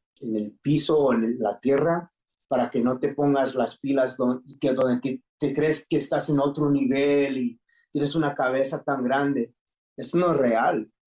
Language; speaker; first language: Spanish; early bilingual, heritage; English